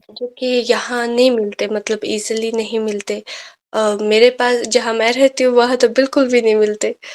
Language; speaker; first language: Urdu; native; Urdu